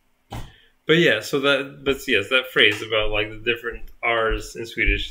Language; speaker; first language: English; non-native, fluent; Swedish